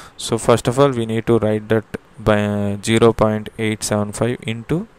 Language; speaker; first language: English; non-native, local second language; Telugu